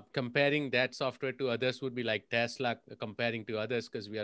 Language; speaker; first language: English; non-native, local second language; Gujarati